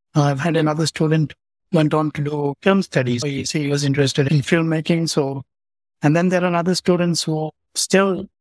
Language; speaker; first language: English; non-native, local second language; Tamil